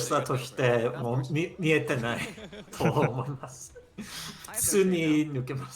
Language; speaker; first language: Japanese; non-native, learner; English